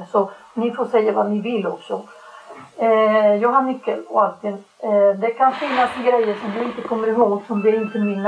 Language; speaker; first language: Swedish; non-native, fluent; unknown